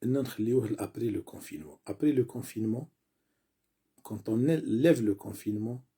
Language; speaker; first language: French; non-native, local second language; Arabic